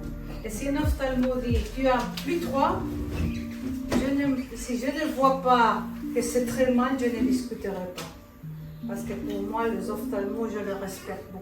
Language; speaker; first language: French; non-native, fluent; Spanish